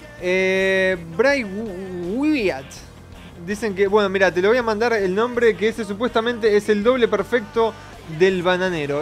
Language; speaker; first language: Spanish; native; Spanish